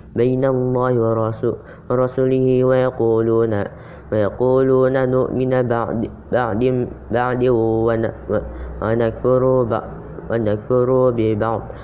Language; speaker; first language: Arabic; non-native, learner; Indonesian